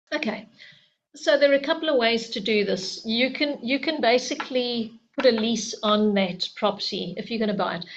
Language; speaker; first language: English; native; English